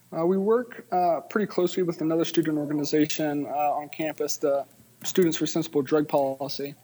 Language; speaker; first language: English; native; English